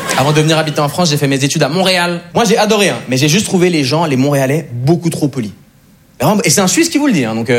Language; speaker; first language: French; native; French